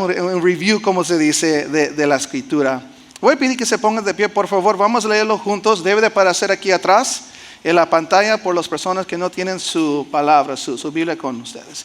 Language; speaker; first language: Spanish; early bilingual, heritage; Spanish